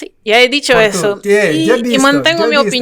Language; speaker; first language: Spanish; non-native, fluent; French